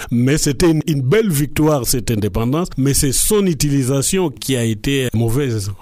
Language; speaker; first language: French; non-native, local second language; Lingala